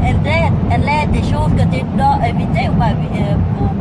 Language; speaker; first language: French; non-native, learner; Vietnamese